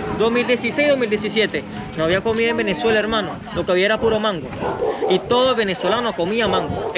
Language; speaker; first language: Spanish; native; Spanish